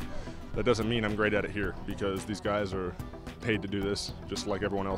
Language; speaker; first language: English; native; English